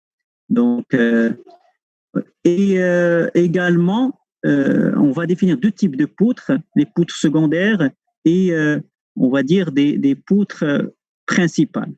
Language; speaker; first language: French; non-native, local second language; Arabic